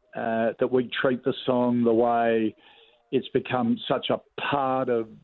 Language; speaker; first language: English; native; English